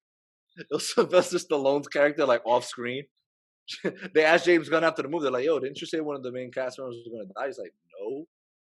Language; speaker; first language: English; native; English